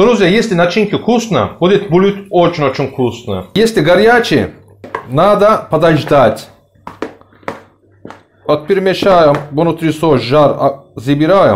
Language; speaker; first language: Russian; non-native, learner; Turkish